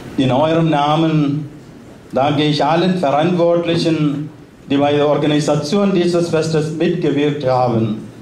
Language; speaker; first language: German; non-native, fluent; Malayalam